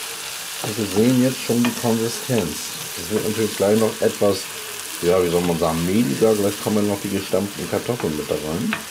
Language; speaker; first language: German; native; German